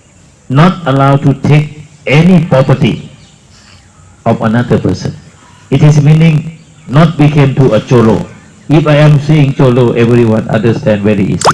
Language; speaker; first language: English; non-native, learner; Thai